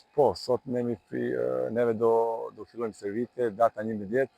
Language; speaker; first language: Albanian; non-native, learner; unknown